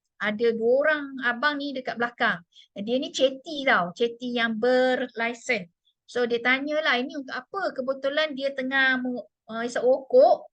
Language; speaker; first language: Malay; non-native, local second language; Chinese